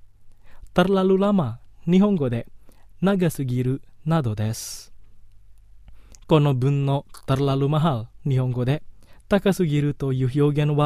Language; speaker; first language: Japanese; non-native, fluent; Indonesian